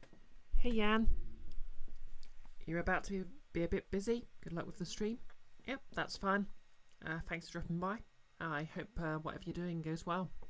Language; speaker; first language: English; native; English